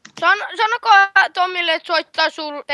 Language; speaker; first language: Finnish; native; Finnish